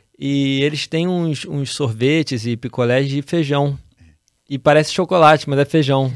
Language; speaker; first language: Portuguese; native; Portuguese